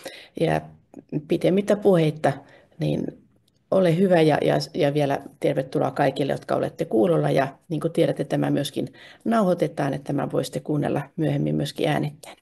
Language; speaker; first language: Finnish; native; Finnish